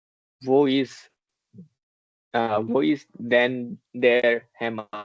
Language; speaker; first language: German; non-native, learner; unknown